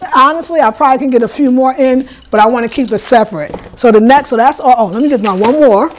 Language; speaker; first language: English; native; English